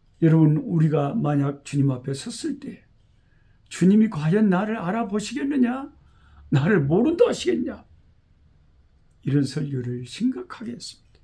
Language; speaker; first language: Korean; native; Korean